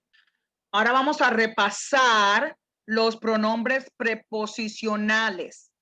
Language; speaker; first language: Spanish; non-native, fluent; English